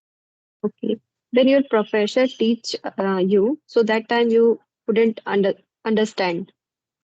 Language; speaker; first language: English; non-native, learner; Hindi